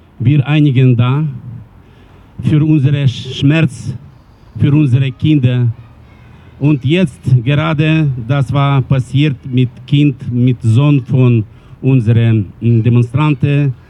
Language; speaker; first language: German; non-native, learner; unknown